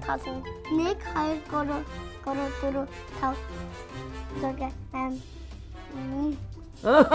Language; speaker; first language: Mongolian; early bilingual, heritage; Mongolian